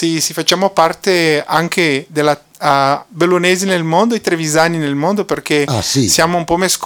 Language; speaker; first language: Italian; non-native, fluent; Portuguese